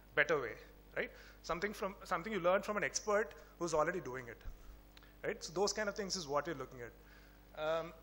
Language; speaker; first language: English; non-native, local second language; Tamil